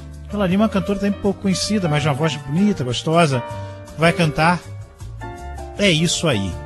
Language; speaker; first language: Portuguese; native; Portuguese